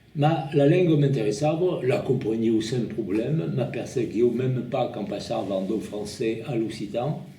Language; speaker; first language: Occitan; native; Occitan